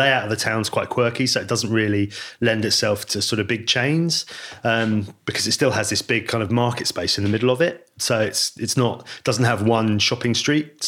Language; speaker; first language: English; native; English